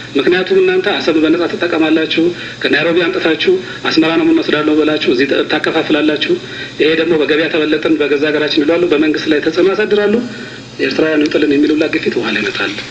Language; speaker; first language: Amharic; native; Amharic